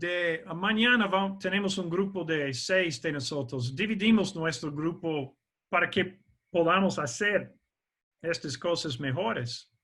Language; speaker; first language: Spanish; non-native, fluent; English